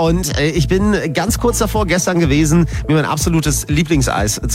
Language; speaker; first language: German; native; German